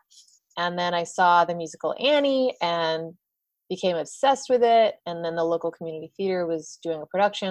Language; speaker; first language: English; native; English